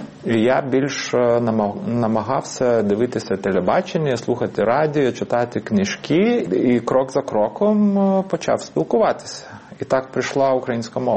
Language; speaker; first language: Ukrainian; non-native, fluent; Lithuanian